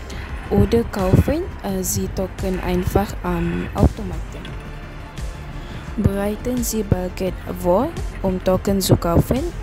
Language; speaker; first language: German; non-native, learner; Malay